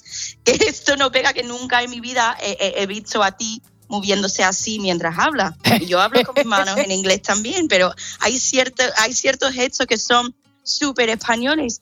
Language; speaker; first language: Spanish; non-native, fluent; English